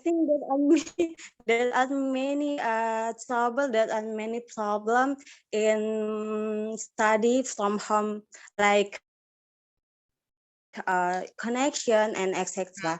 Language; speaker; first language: English; non-native, learner; Indonesian